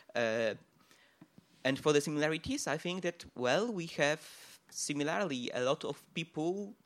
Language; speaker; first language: English; non-native, fluent; Polish